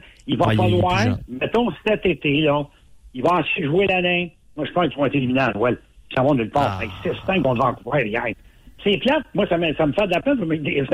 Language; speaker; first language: French; native; French